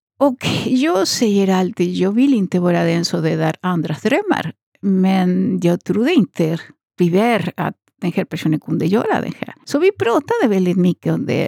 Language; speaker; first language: Swedish; non-native, fluent; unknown